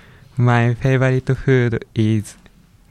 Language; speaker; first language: English; non-native, learner; Japanese